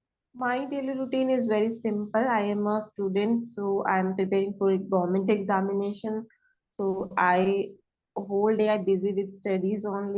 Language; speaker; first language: English; non-native, learner; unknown